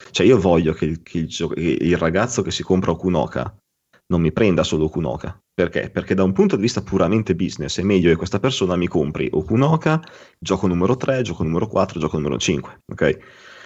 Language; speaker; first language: Italian; native; Italian